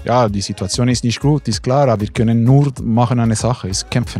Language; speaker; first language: German; non-native, local second language; French